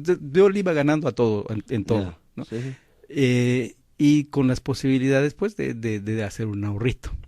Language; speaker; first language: Spanish; native; Spanish